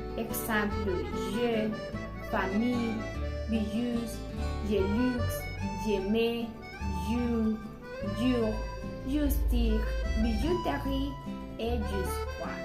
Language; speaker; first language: French; non-native, learner; Spanish